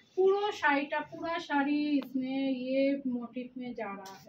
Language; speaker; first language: Hindi; non-native, local second language; Bangla